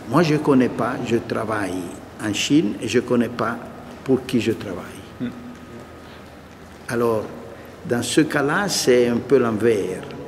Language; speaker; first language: French; non-native, fluent; Italian